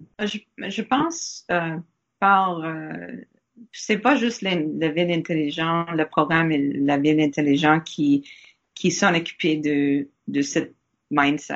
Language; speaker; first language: French; non-native, learner; English